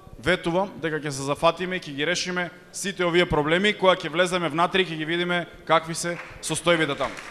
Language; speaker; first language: Macedonian; native; Macedonian